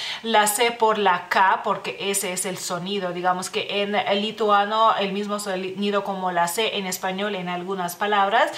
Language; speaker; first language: Spanish; non-native, fluent; Lithuanian